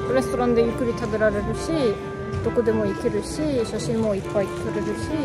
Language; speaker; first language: Japanese; non-native, learner; German